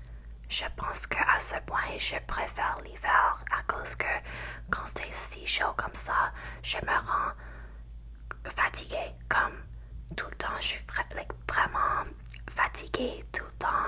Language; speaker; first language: French; non-native, learner; English